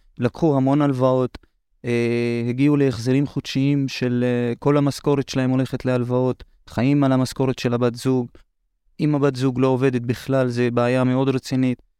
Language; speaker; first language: Hebrew; non-native, local second language; Arabic